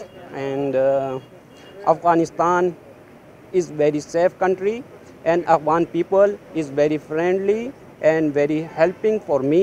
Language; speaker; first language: English; non-native, learner; Korean